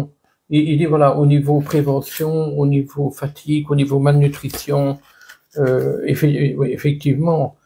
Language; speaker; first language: French; native; French